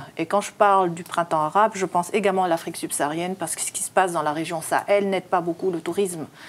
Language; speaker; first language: French; native; French